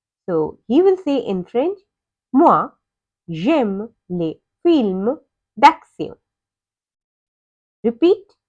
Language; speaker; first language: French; non-native, fluent; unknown